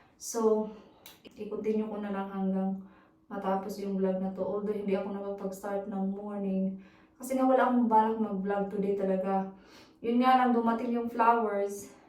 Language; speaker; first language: Filipino; native; Filipino